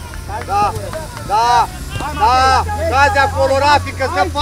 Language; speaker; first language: Romanian; native; Romanian